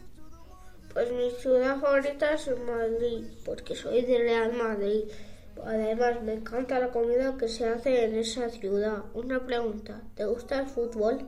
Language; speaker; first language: Spanish; early bilingual, other home language; Arabic